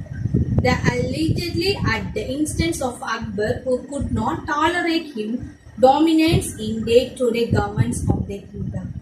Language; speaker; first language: English; non-native, local second language; Tamil